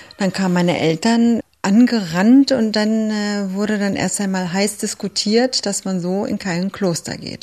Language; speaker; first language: German; early bilingual, other home language; Greek